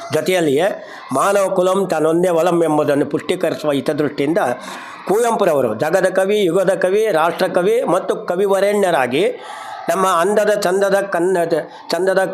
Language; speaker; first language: Kannada; native; Kannada